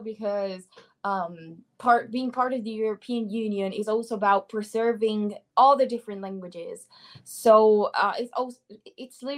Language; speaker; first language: English; non-native, fluent; Italian